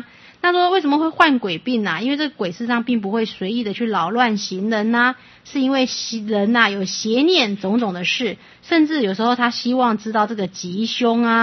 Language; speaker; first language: Chinese; native; Chinese